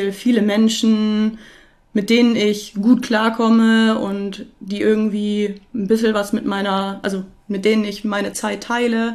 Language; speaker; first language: German; native; German